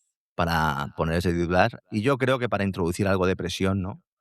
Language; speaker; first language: Spanish; native; Spanish